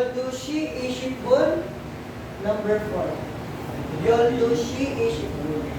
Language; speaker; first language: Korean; non-native, fluent; Filipino